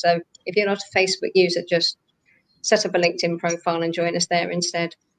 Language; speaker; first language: English; native; English